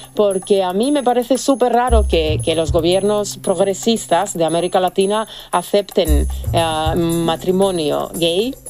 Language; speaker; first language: Spanish; non-native, fluent; Serbian